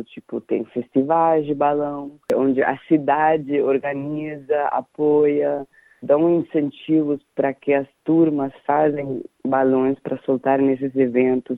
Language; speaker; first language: Portuguese; non-native, fluent; Danish